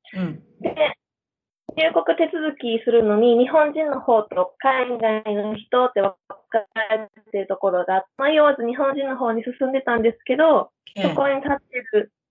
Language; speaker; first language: Japanese; native; Japanese